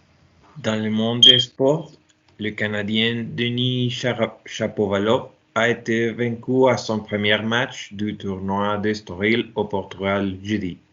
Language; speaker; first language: French; non-native, learner; Spanish